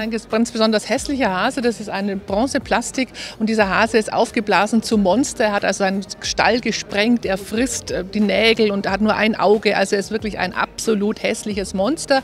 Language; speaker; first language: German; native; German